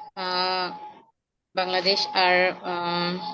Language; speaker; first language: English; non-native, local second language; Bangla